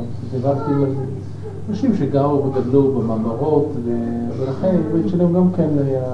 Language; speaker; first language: Hebrew; non-native, fluent; English